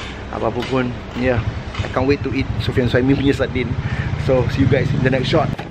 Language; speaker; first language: English; non-native, local second language; Malay